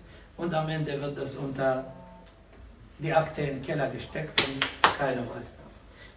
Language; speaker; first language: German; non-native, fluent; Arabic